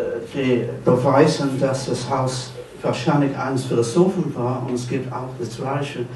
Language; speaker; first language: German; non-native, fluent; English